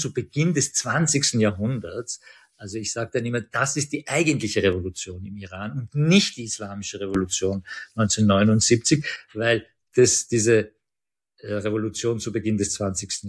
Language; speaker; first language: German; early bilingual, other home language; Persian